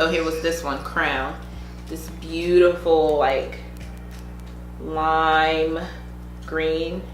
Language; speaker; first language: English; native; English